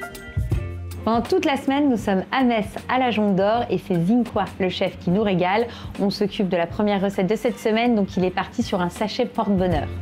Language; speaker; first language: French; native; French